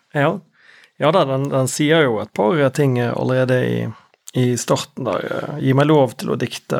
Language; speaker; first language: Norwegian; native; Norwegian